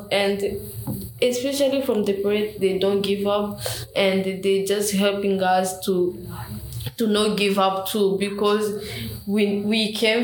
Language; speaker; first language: English; non-native, learner; Rundi